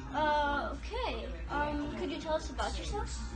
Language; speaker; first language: English; native; English